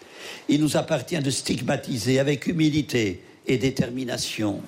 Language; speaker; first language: French; native; French